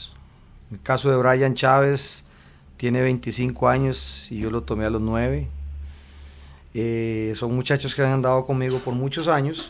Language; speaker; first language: Spanish; native; Spanish